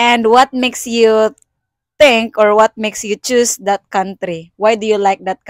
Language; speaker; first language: English; non-native, local second language; Cebuano